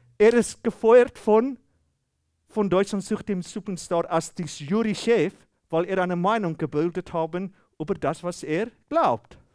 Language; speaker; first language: German; non-native, fluent; Afrikaans